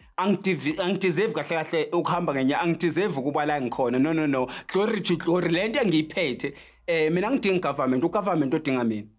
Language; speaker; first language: Zulu; native; Zulu